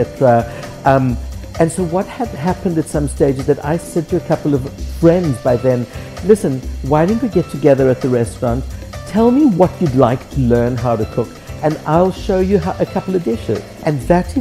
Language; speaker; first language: English; native; English